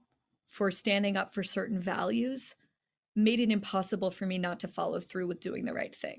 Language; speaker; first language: English; native; English